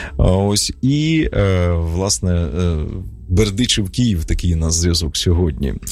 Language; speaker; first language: Ukrainian; native; Ukrainian